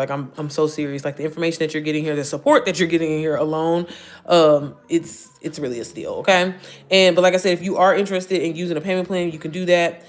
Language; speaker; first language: English; native; English